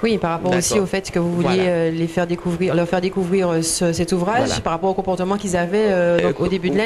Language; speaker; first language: French; native; French